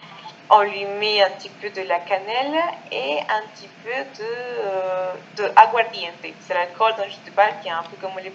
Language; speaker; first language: French; non-native, fluent; Spanish